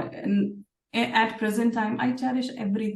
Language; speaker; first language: English; non-native, local second language; Hindi